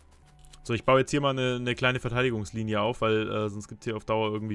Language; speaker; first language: German; native; German